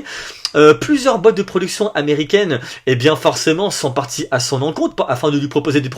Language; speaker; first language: French; native; French